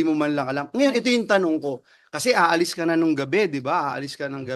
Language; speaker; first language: Filipino; native; Filipino